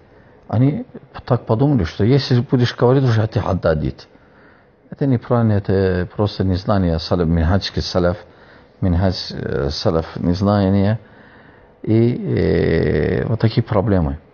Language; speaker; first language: Russian; non-native, fluent; Azerbaijani